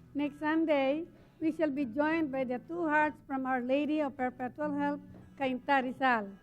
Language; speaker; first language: English; non-native, local second language; Filipino